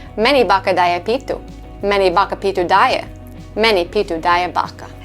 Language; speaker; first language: Croatian; non-native, learner; English